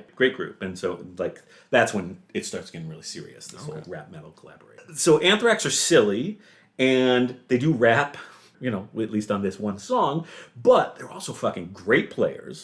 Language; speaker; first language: English; native; English